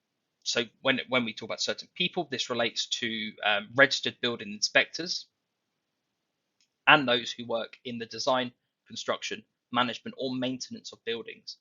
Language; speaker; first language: English; native; English